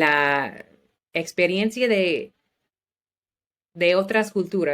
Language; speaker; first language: Spanish; non-native, learner; English